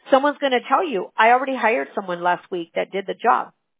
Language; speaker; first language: English; early bilingual, other home language; Spanish